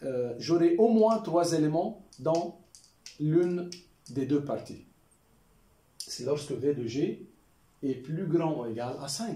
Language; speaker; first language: French; non-native, local second language; Arabic